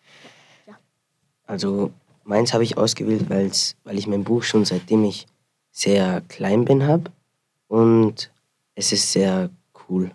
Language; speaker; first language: German; early bilingual, other home language; Spanish